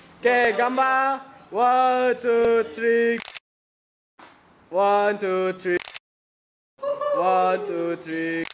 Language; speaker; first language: English; non-native, local second language; Malay